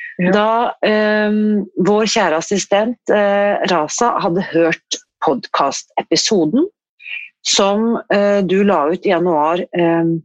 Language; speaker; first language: Norwegian; native; Norwegian